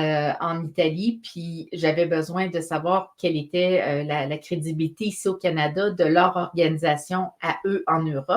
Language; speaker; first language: French; native; French